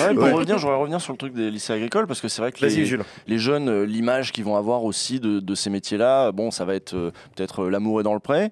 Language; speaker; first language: French; native; French